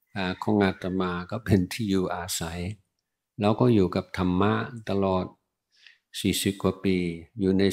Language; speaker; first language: Thai; non-native, fluent; English